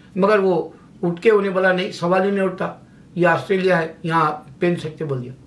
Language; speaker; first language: Urdu; native; Urdu